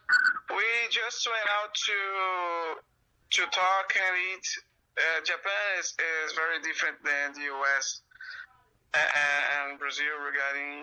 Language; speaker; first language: English; non-native, fluent; Portuguese